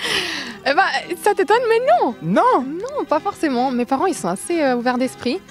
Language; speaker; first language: French; native; French